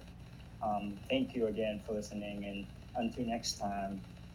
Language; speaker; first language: English; non-native, fluent; Vietnamese